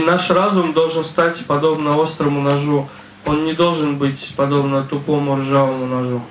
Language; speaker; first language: Russian; native; Russian